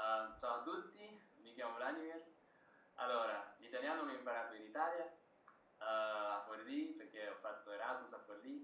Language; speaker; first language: Italian; non-native, fluent; Slovak